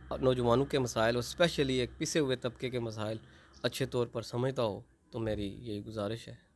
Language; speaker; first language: Urdu; non-native, local second language; Pahari-Potwari